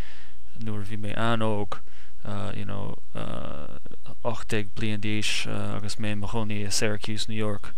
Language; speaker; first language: Irish; non-native, learner; English